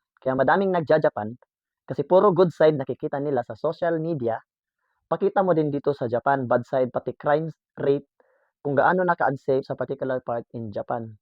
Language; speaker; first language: Filipino; native; Filipino